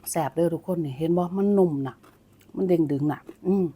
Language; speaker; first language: Thai; native; Thai